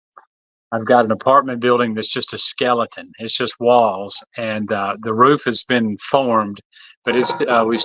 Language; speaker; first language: English; native; English